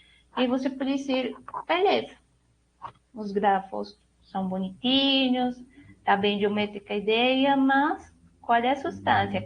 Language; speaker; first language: Portuguese; non-native, fluent; Spanish